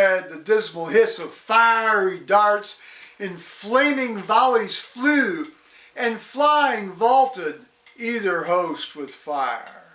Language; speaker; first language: English; native; English